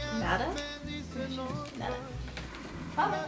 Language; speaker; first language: Spanish; non-native, learner; English